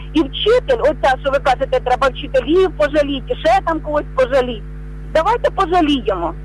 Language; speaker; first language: Ukrainian; native; Ukrainian